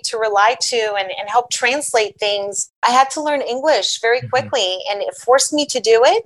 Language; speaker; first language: English; early bilingual, other home language; Portuguese